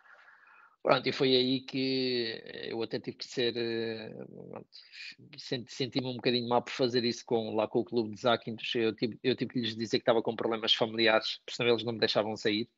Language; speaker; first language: Portuguese; native; Portuguese